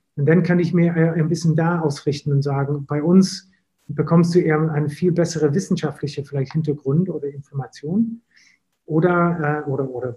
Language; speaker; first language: German; non-native, fluent; English